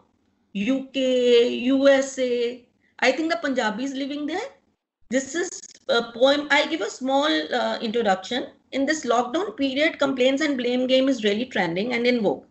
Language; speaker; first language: English; non-native, local second language; Punjabi